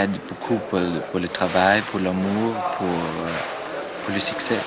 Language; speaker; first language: French; non-native, fluent; German